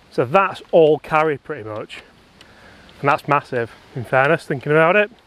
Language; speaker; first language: English; native; English